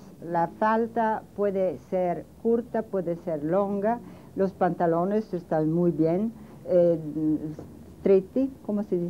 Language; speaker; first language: Spanish; non-native, learner; Italian